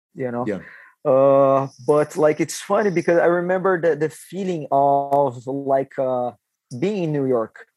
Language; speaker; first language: English; non-native, fluent; Portuguese